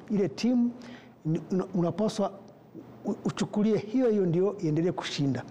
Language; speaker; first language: Swahili; non-native, local second language; Kinyarwanda